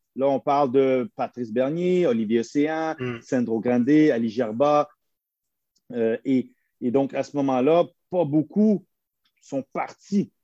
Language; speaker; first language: French; native; French